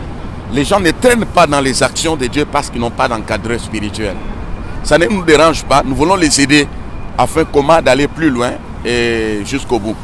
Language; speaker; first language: French; non-native, local second language; Swahili